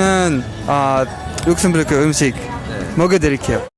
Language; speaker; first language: Korean; non-native, fluent; Luxembourgish